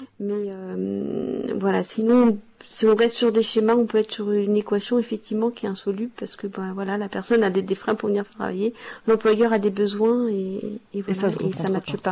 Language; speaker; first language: French; native; French